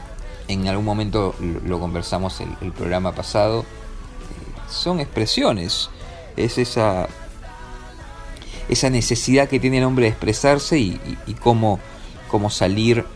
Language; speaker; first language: Spanish; native; Spanish